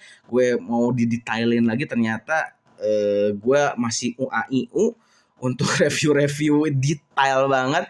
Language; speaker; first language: Indonesian; native; Indonesian